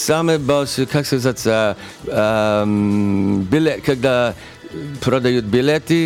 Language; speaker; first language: Russian; non-native, learner; English